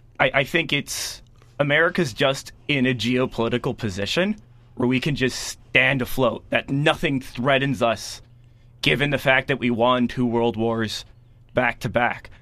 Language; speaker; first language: English; native; English